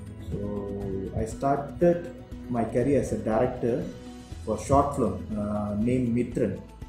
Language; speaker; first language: English; non-native, local second language; Tamil